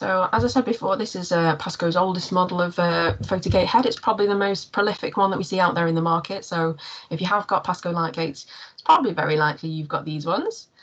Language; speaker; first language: English; native; English